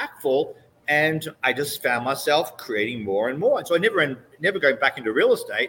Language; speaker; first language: English; native; English